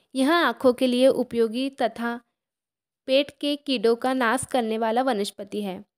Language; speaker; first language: Hindi; non-native, local second language; Marathi